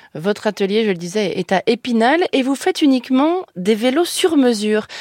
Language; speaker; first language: French; native; French